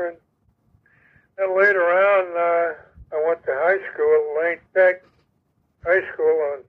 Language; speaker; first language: English; native; English